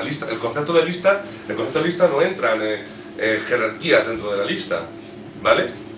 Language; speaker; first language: Spanish; native; Spanish